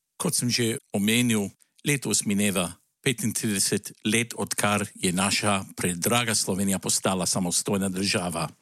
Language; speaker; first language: Slovenian; early bilingual, heritage; Slovenian